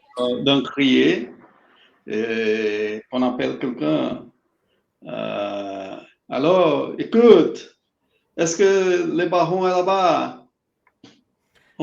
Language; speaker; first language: French; non-native, fluent; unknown